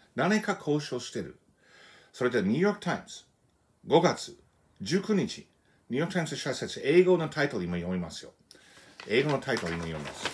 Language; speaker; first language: Japanese; non-native, fluent; English